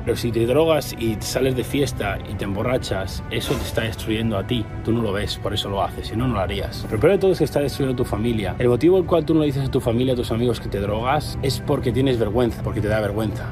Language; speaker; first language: Spanish; native; Spanish